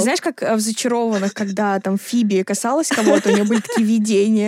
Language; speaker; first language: Russian; native; Russian